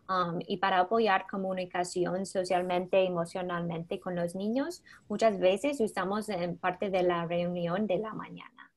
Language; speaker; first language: Spanish; non-native, fluent; English